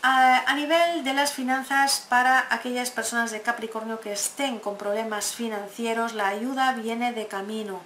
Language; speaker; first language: Spanish; native; Spanish